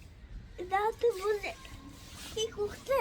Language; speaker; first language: Albanian; early bilingual, heritage; Albanian